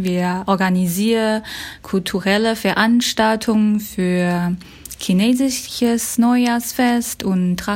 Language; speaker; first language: German; non-native, fluent; Chinese